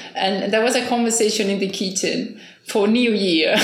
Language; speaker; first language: English; non-native, fluent; Spanish